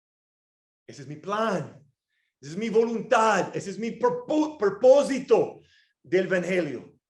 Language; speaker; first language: Spanish; non-native, fluent; English